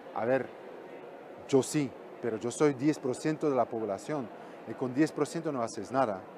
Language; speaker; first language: Spanish; non-native, fluent; Dutch